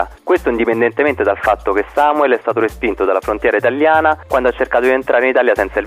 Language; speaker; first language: Italian; native; Italian